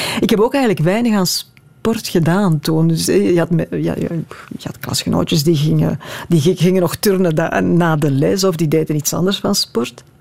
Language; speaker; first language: Dutch; native; Dutch